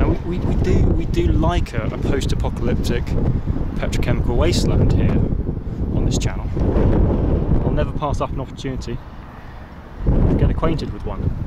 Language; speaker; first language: English; native; English